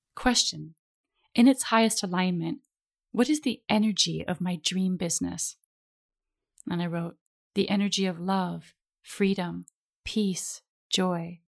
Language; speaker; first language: English; native; English